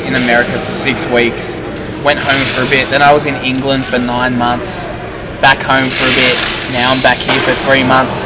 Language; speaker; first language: English; native; English